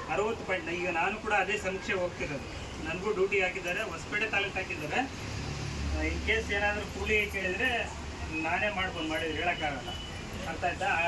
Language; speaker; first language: Kannada; native; Kannada